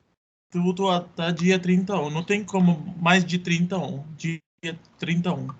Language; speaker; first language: Portuguese; non-native, learner; Arabic